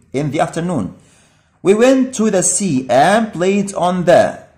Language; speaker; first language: English; non-native, fluent; Arabic